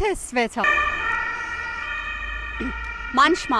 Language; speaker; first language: German; non-native, fluent; Persian